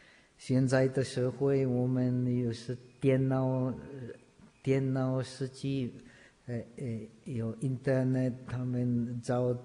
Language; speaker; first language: Chinese; non-native, fluent; Czech